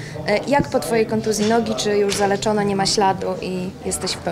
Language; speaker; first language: Polish; native; Polish